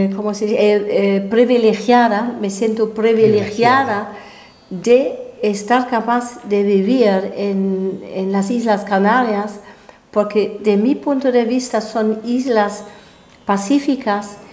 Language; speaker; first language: Spanish; non-native, fluent; German